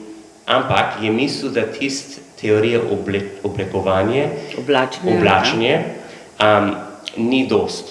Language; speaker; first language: Slovenian; non-native, learner; English